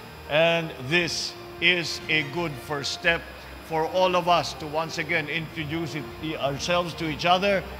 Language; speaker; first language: English; non-native, local second language; Filipino